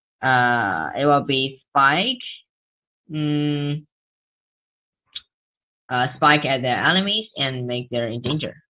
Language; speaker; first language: English; non-native, learner; Chinese